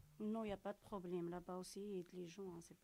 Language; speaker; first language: French; non-native, local second language; Arabic